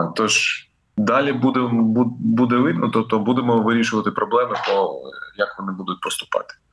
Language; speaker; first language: Ukrainian; non-native, local second language; Russian